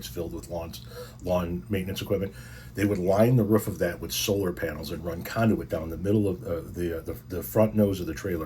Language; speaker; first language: English; native; English